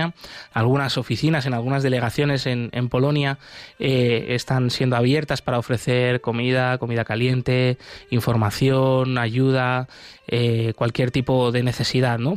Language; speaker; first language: Spanish; native; Spanish